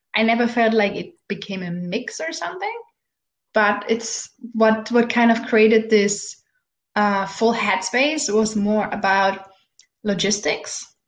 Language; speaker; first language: English; non-native, fluent; German